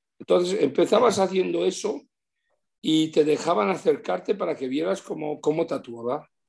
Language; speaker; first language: Spanish; early bilingual, heritage; Spanish